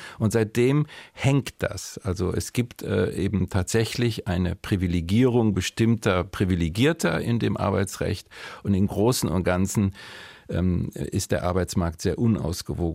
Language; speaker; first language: German; native; German